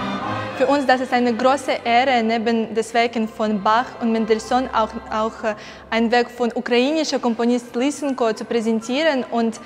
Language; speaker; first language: German; non-native, fluent; Ukrainian